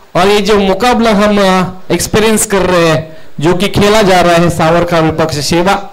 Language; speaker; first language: Hindi; non-native, local second language; Marathi